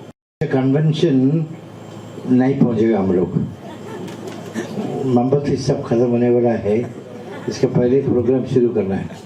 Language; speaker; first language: Hindi; non-native, local second language; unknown